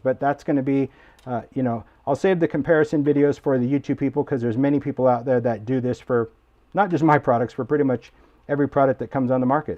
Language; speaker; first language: English; native; English